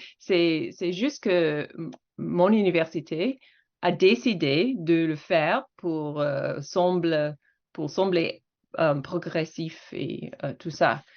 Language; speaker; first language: French; non-native, fluent; English